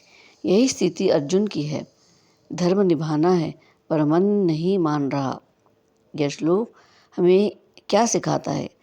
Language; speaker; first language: Hindi; native; Hindi